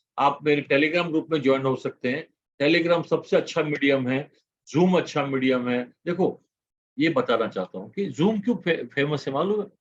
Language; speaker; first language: Hindi; non-native, local second language; Gujarati